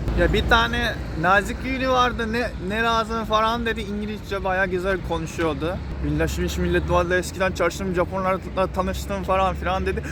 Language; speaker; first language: Turkish; non-native, fluent; Japanese